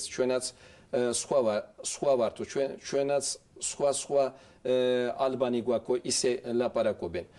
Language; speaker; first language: Georgian; early bilingual, heritage; Turkish